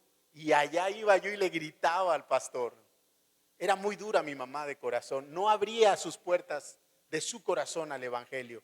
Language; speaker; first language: Spanish; native; Spanish